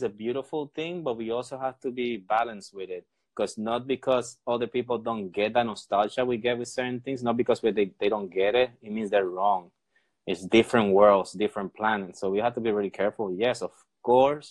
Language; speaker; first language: English; non-native, fluent; Spanish